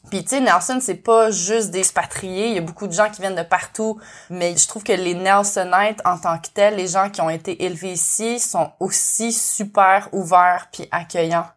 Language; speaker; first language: French; native; French